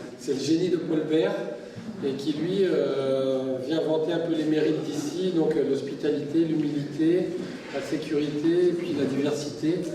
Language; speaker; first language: French; native; French